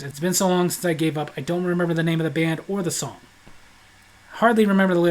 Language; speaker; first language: English; native; English